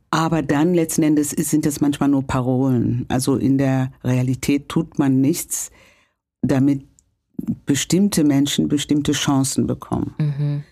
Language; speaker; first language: German; non-native, fluent; Kinyarwanda